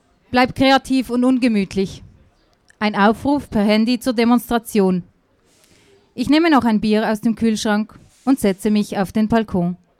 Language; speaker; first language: German; native; German